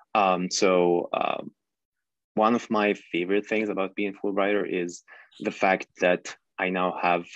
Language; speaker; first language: English; non-native, fluent; Arabic